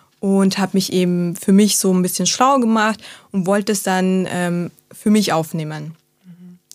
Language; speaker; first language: German; early bilingual, other home language; Turkish